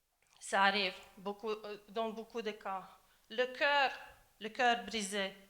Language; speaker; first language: French; non-native, learner; Latvian